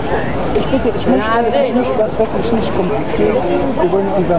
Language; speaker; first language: German; non-native, fluent; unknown